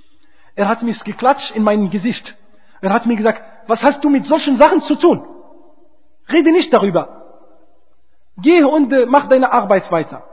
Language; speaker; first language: German; non-native, fluent; Arabic